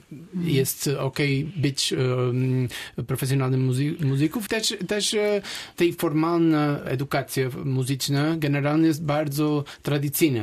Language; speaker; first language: Polish; non-native, learner; Portuguese